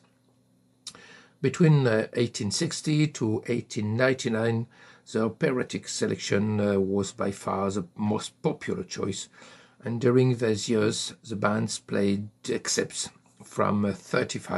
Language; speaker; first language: English; non-native, fluent; French